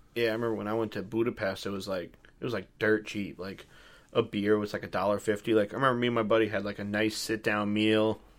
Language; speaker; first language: English; native; English